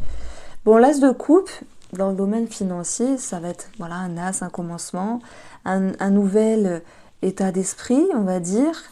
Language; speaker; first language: French; native; French